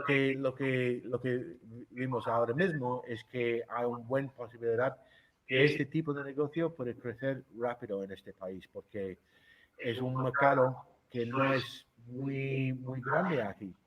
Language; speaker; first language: Spanish; non-native, fluent; English